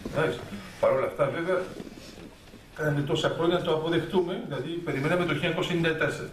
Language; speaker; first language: Greek; early bilingual, heritage; Greek